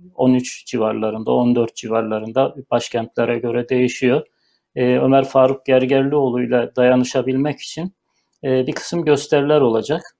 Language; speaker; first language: Turkish; native; Turkish